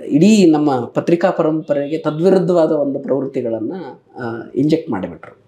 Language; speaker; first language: Kannada; native; Kannada